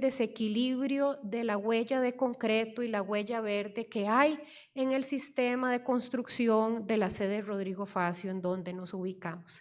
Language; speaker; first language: Spanish; native; Spanish